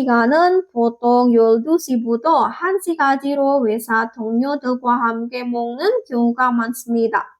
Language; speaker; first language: Korean; non-native, learner; Indonesian